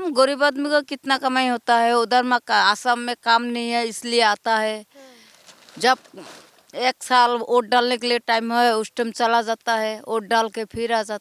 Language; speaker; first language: Hindi; non-native, local second language; Bangla